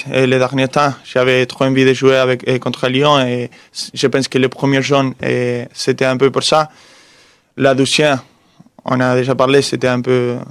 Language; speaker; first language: French; non-native, fluent; Spanish